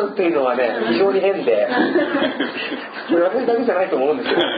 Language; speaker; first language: Japanese; non-native, fluent; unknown